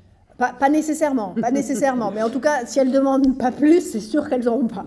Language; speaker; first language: French; native; French